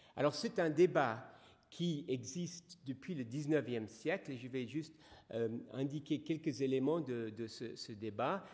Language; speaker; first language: French; non-native, fluent; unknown